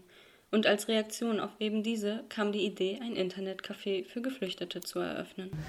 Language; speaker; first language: German; native; German